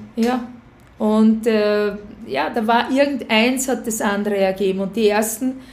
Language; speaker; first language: German; native; German